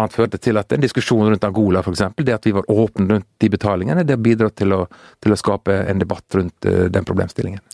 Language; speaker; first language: Norwegian; native; Norwegian